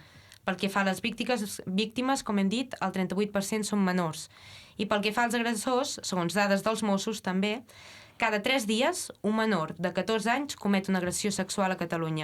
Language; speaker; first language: Catalan; native; Catalan